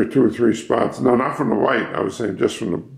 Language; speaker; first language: English; native; English